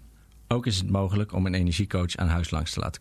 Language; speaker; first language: Dutch; native; Dutch